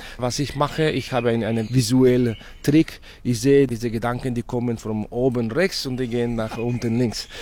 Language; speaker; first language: German; non-native, fluent; Spanish